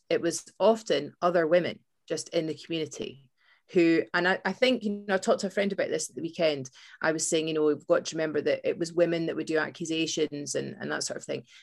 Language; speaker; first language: English; native; English